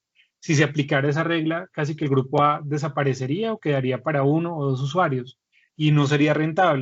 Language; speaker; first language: Spanish; native; Spanish